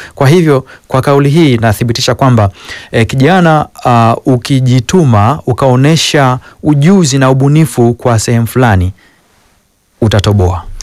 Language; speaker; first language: Swahili; native; Swahili